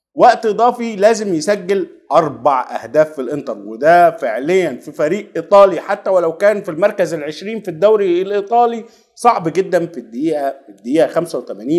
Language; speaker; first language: Arabic; native; Arabic